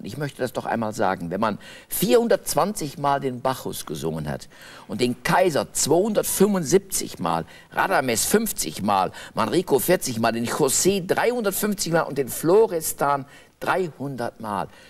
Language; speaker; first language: German; native; German